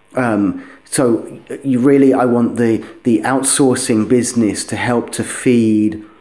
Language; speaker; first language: English; native; English